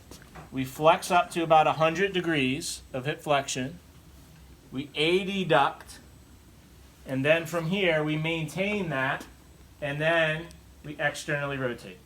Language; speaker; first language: English; native; English